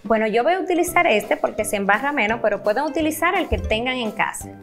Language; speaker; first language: Spanish; native; Spanish